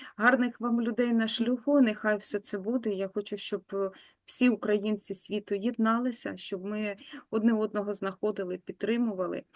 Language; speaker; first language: Ukrainian; native; Ukrainian